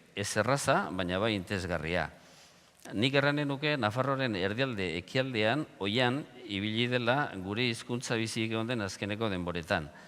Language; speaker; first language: Basque; non-native, local second language; Spanish